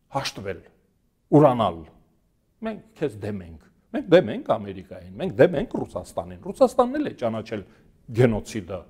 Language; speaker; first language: Armenian; native; Armenian